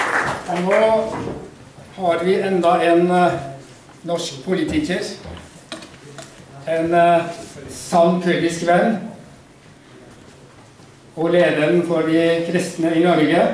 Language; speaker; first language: Norwegian; non-native, fluent; Kurdish